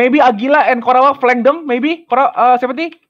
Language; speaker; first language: English; non-native, learner; Indonesian